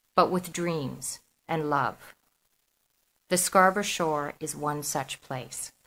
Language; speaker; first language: English; native; English